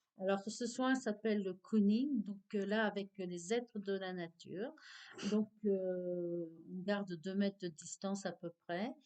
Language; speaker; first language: French; native; French